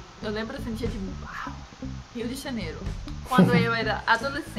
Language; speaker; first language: Portuguese; non-native, fluent; Danish